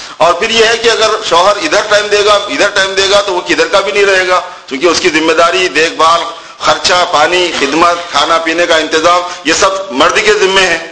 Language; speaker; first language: Urdu; native; Urdu